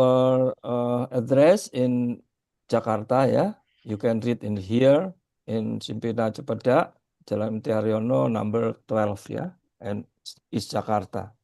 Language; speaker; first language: English; non-native, learner; Indonesian